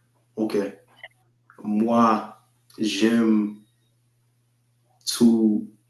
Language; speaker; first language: French; non-native, learner; English